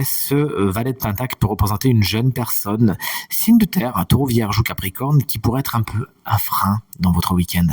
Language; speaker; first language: French; native; French